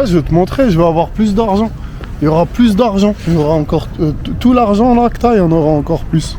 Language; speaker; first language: French; native; French